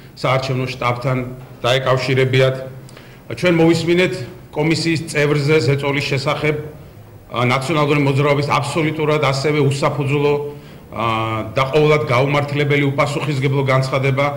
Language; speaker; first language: Georgian; native; Georgian